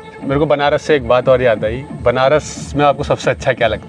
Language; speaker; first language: Hindi; native; Hindi